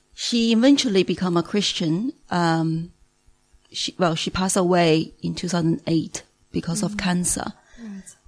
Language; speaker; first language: English; non-native, fluent; Chinese